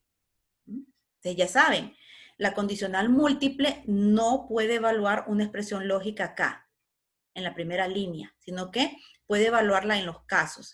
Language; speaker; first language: Spanish; native; Spanish